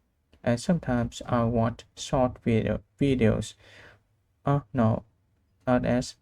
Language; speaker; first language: English; non-native, learner; Vietnamese